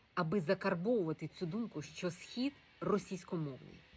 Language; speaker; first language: Ukrainian; non-native, local second language; Russian